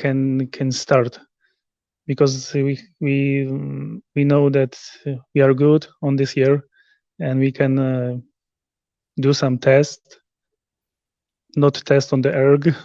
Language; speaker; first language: English; non-native, learner; Polish